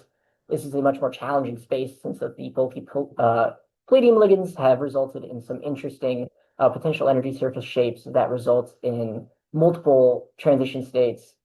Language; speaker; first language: English; native; English